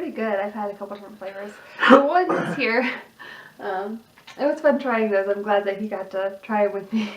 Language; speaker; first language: English; native; English